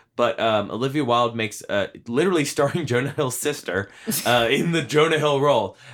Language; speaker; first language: English; native; English